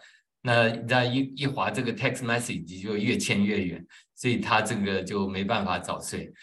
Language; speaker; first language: Chinese; native; Chinese